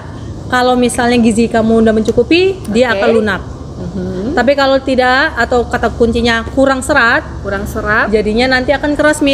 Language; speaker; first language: Indonesian; native; Indonesian